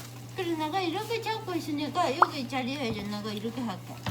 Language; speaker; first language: Korean; non-native, fluent; Japanese